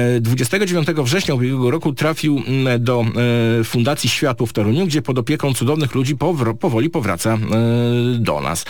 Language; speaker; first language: Polish; native; Polish